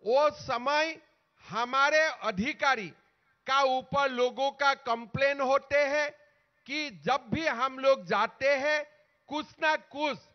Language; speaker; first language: Hindi; non-native, local second language; Assamese